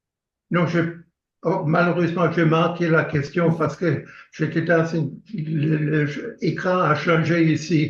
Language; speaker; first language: French; non-native, learner; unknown